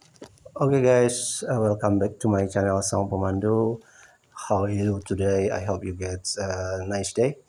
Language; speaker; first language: English; non-native, learner; Indonesian